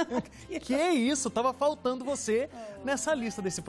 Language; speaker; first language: Portuguese; native; Portuguese